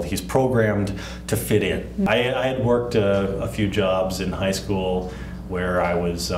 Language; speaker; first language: English; native; English